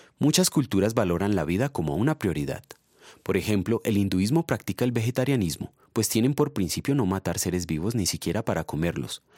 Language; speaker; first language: Spanish; native; Spanish